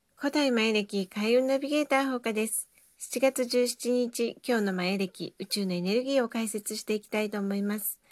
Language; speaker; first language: Japanese; native; Japanese